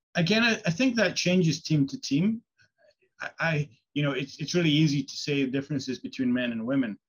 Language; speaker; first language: English; native; English